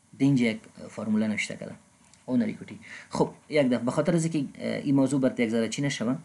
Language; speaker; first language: Persian; non-native, local second language; Pashto